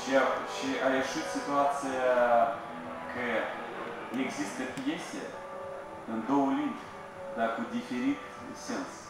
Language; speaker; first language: Romanian; non-native, local second language; Russian